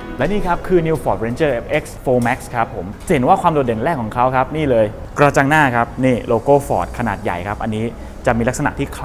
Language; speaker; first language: Thai; native; Thai